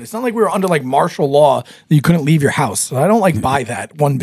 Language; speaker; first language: English; native; English